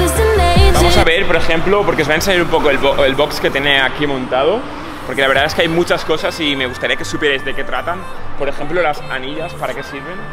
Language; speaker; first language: Spanish; native; Spanish